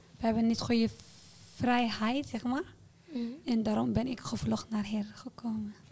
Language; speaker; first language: Dutch; non-native, learner; Tigrinya